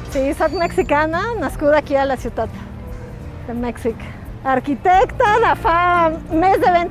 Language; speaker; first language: Catalan; non-native, fluent; Spanish